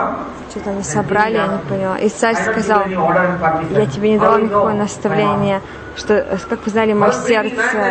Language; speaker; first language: Russian; non-native, learner; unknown